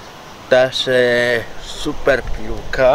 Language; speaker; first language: Polish; non-native, learner; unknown